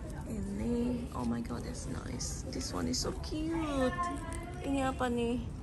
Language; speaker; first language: English; non-native, fluent; Indonesian